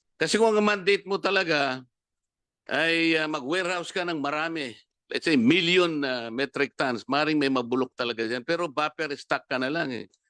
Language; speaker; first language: Filipino; non-native, local second language; Pampanga